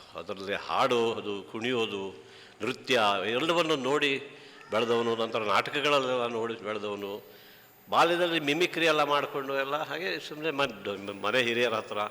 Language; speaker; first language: Kannada; native; Kannada